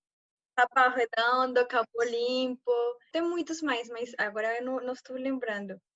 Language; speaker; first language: Portuguese; non-native, fluent; Spanish